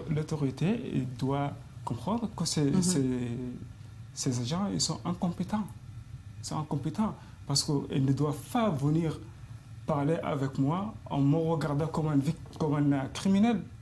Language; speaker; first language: French; non-native, fluent; Arabic